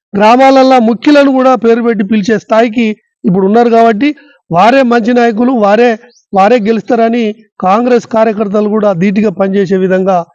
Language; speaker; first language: Telugu; native; Telugu